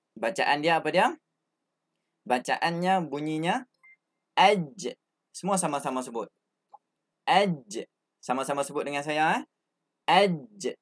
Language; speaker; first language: Malay; native; Malay